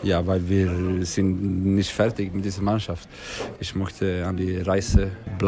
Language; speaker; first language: German; non-native, learner; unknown